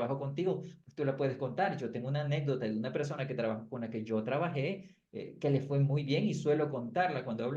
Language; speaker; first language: Spanish; native; Spanish